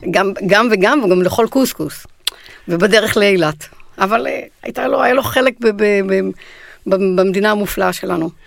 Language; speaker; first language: Hebrew; native; Hebrew